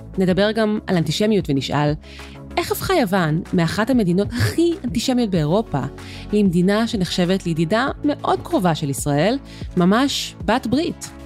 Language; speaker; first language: Hebrew; native; Hebrew